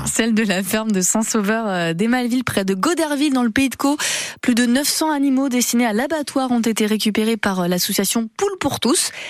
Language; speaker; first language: French; native; French